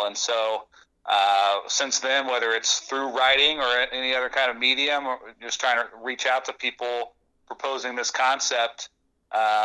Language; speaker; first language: English; native; English